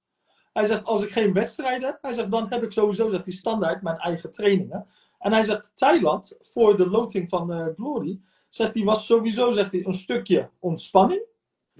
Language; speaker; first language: Dutch; early bilingual, other home language; Turkish